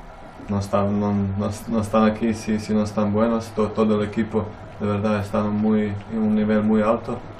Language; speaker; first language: Spanish; non-native, fluent; Croatian